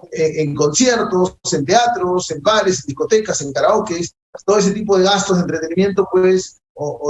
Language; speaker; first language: Spanish; native; Spanish